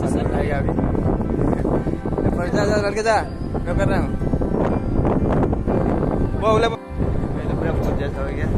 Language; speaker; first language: Hindi; non-native, local second language; Odia